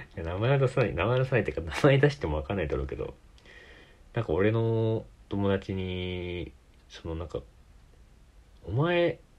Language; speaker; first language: Japanese; native; Japanese